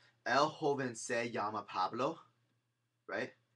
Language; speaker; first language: Spanish; non-native, learner; English